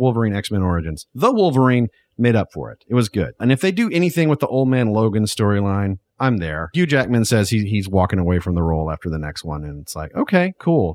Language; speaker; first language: English; native; English